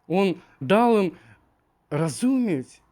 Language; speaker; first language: Polish; non-native, learner; Ukrainian